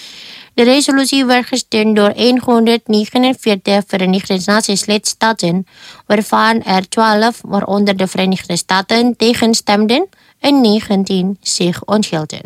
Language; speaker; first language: Dutch; non-native, fluent; Indonesian